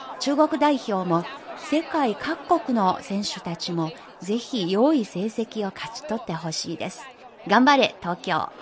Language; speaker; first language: Japanese; non-native, fluent; Chinese